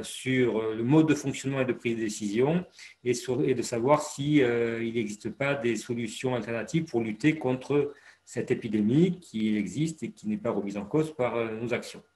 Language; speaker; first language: French; native; French